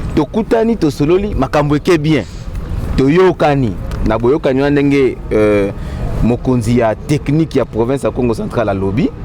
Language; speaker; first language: Lingala; non-native, local second language; Kongo